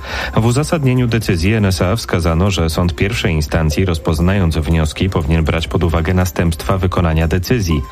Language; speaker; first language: Polish; native; Polish